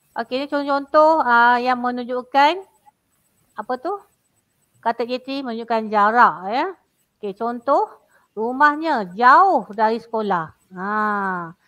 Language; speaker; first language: Malay; native; Malay